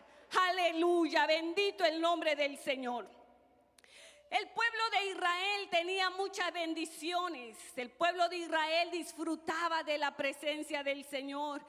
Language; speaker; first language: Spanish; native; Spanish